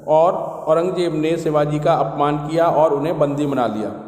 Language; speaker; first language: Hindi; native; Hindi